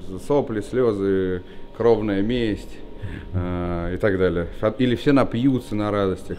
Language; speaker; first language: Russian; native; Russian